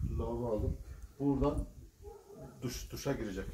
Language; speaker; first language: Turkish; native; Turkish